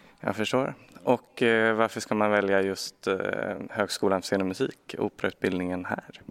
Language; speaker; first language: Swedish; native; Swedish